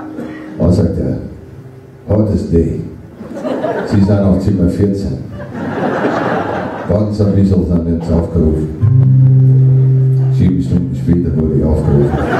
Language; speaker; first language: German; non-native, fluent; Dutch